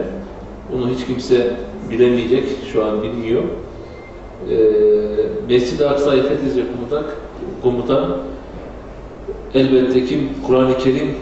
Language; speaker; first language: Turkish; native; Turkish